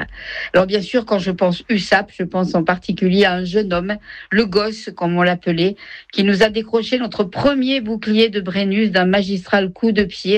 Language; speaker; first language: French; native; French